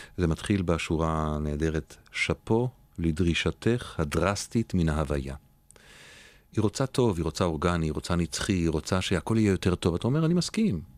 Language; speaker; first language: Hebrew; native; Hebrew